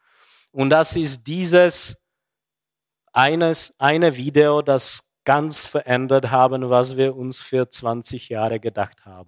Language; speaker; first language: German; non-native, fluent; Czech